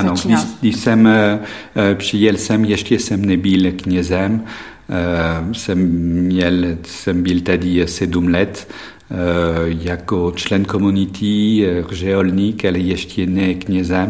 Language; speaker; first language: Czech; non-native, fluent; French